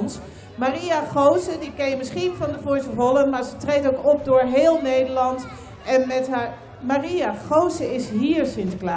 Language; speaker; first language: Dutch; native; Dutch